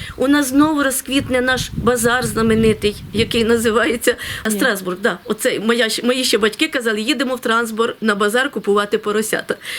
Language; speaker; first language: Ukrainian; native; Ukrainian